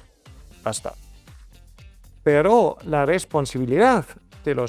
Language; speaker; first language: Spanish; non-native, fluent; German